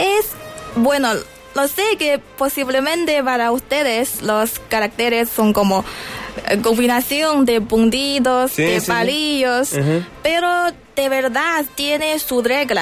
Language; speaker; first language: Spanish; non-native, learner; Chinese